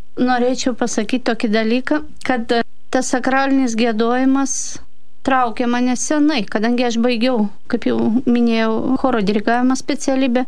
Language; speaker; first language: Lithuanian; non-native, fluent; Russian